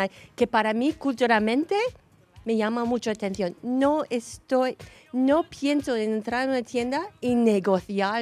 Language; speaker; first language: Spanish; non-native, fluent; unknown